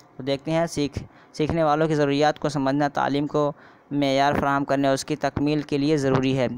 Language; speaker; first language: Urdu; native; Urdu